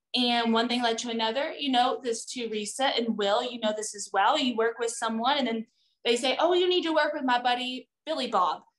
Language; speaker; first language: English; native; English